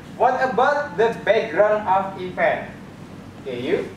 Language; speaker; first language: English; non-native, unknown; Indonesian